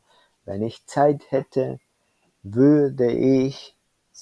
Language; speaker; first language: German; non-native, fluent; Spanish